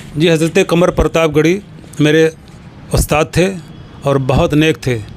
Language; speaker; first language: Urdu; native; Urdu